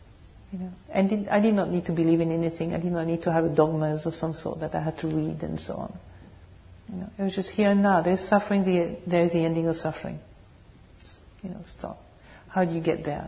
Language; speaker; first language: English; non-native, fluent; French